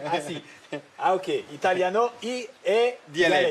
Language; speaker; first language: Italian; non-native, learner; French